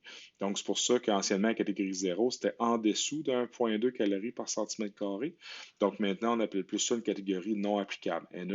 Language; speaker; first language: French; native; French